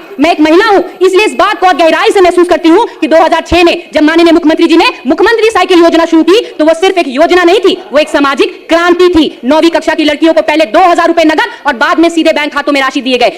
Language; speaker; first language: Hindi; native; Hindi